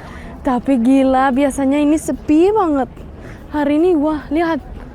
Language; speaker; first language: Indonesian; non-native, fluent; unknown